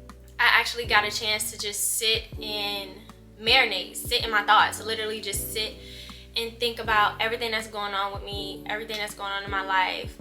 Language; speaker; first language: English; native; English